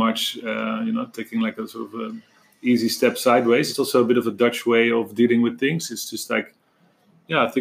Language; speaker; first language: English; non-native, fluent; Dutch